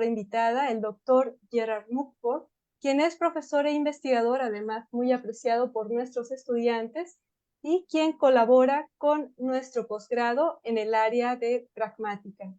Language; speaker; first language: Spanish; native; Spanish